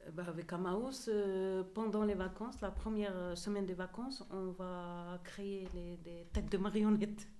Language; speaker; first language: French; non-native, local second language; Arabic